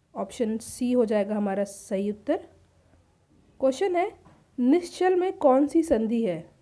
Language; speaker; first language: Hindi; native; Hindi